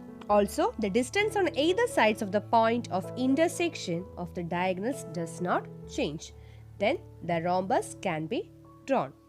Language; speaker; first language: English; non-native, local second language; Malayalam